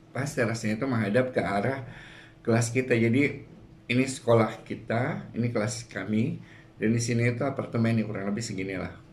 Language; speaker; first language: Indonesian; native; Indonesian